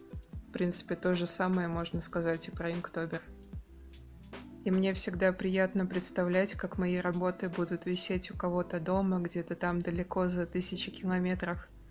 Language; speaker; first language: Russian; native; Russian